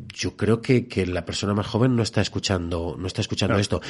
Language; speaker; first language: Spanish; native; Spanish